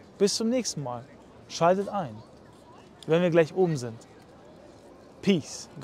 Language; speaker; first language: German; native; German